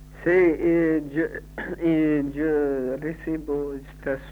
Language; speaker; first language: Spanish; non-native, learner; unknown